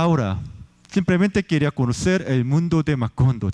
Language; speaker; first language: Spanish; non-native, fluent; Korean